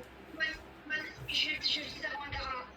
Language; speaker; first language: French; native; French